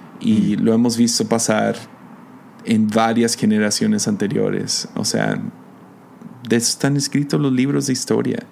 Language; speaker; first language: Spanish; non-native, fluent; English